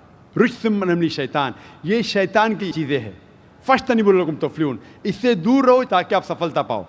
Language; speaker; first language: Hindi; native; Hindi